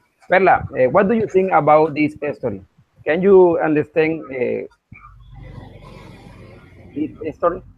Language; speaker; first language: English; non-native, learner; Spanish